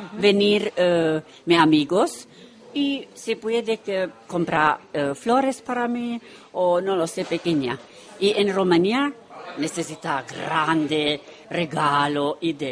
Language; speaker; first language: Spanish; non-native, learner; Romanian